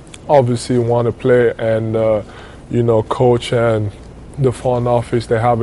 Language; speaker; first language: English; non-native, local second language; French